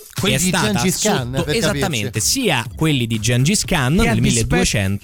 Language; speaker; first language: Italian; native; Italian